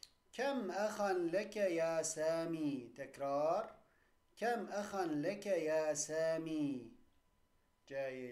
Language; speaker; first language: Arabic; non-native, fluent; Turkish